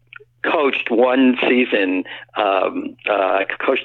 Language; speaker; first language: English; native; English